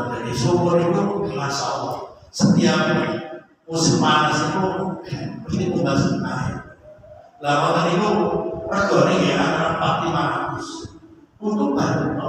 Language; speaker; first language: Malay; non-native, local second language; Javanese